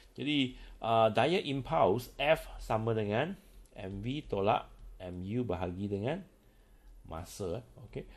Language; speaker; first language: Malay; non-native, local second language; Chinese